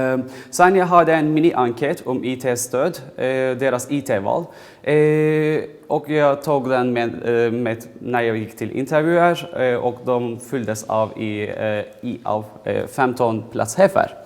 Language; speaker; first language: Swedish; non-native, fluent; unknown